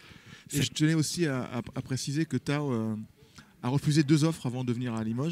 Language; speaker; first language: French; native; French